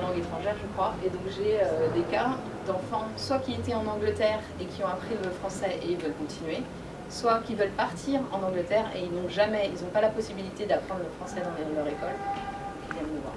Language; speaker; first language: French; native; French